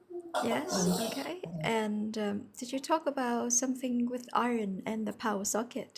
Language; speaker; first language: English; non-native, fluent; Vietnamese